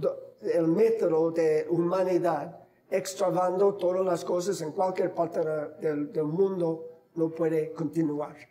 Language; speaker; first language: Spanish; non-native, fluent; English